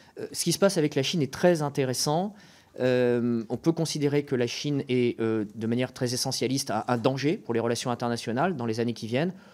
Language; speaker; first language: French; native; French